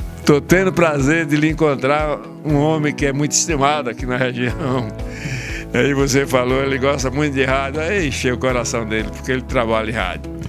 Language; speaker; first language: Portuguese; early bilingual, other home language; Italian